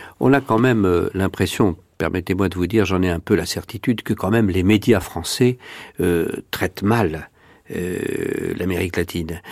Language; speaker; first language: French; native; French